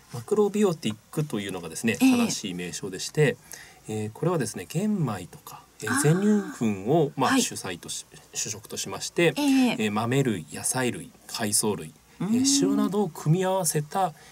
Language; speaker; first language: Japanese; native; Japanese